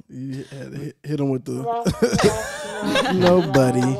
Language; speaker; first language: English; native; English